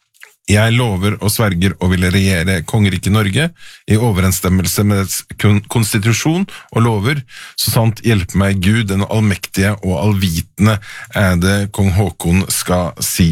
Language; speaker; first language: Norwegian; native; Norwegian